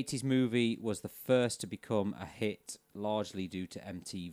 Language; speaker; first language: English; native; English